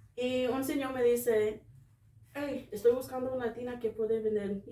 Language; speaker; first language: Spanish; early bilingual, other home language; English